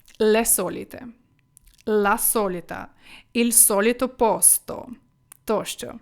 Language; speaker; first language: Italian; non-native, fluent; Ukrainian